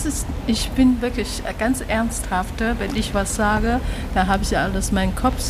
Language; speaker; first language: German; non-native, learner; Chinese